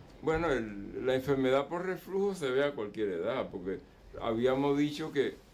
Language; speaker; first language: Spanish; native; Spanish